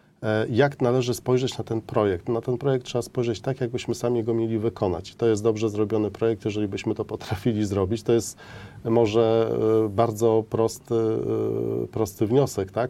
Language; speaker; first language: Polish; native; Polish